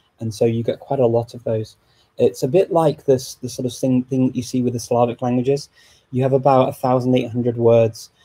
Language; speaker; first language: English; native; English